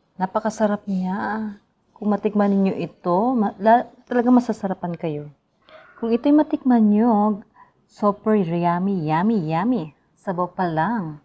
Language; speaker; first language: Filipino; non-native, local second language; Cebuano